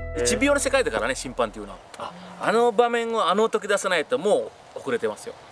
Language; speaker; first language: Japanese; non-native, fluent; Sinhala